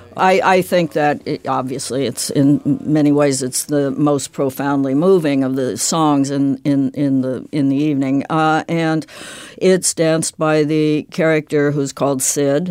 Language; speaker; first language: English; native; English